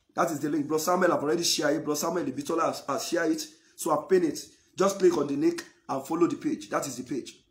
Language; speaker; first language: English; non-native, local second language; Yoruba